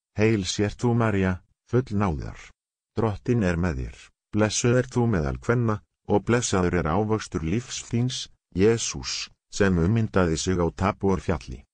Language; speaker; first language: Icelandic; non-native, learner; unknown